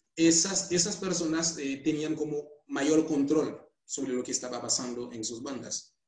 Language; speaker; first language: Spanish; non-native, fluent; Haitian Creole